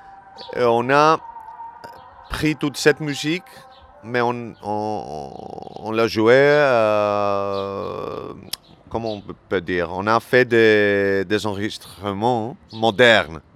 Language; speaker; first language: French; non-native, learner; Greek